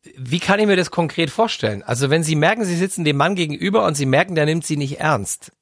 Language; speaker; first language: German; native; German